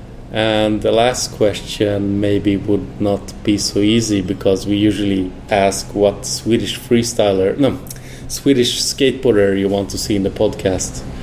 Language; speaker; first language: English; non-native, fluent; Swedish